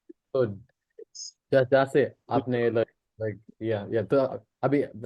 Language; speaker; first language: Hindi; non-native, local second language; English